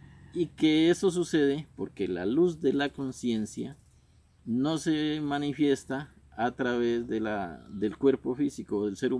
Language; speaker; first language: Spanish; native; Spanish